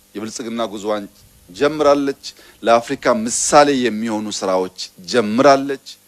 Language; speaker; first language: Amharic; non-native, local second language; Oromo